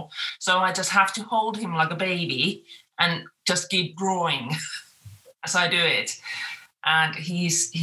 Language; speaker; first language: English; non-native, fluent; Finnish